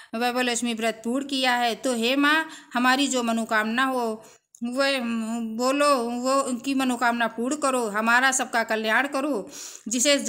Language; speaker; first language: Hindi; native; Hindi